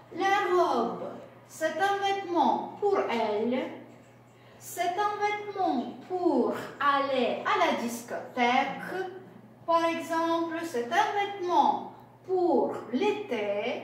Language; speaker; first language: French; non-native, fluent; Russian